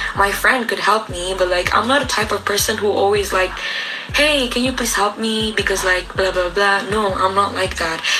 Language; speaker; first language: English; non-native, fluent; Indonesian